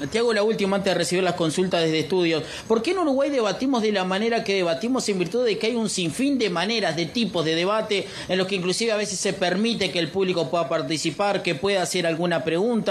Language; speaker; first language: Spanish; native; Spanish